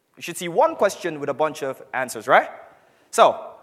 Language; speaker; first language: English; non-native, local second language; Hausa